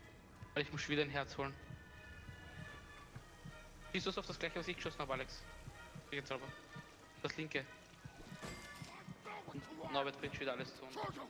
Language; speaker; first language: German; native; German